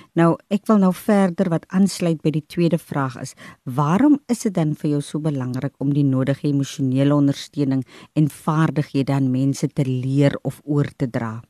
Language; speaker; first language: Afrikaans; native; Afrikaans